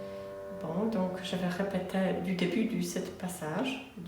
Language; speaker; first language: French; non-native, fluent; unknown